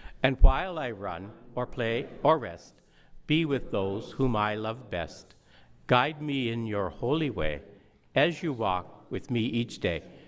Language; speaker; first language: English; native; English